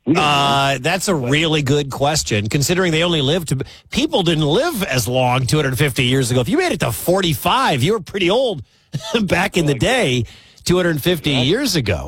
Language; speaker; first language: English; native; English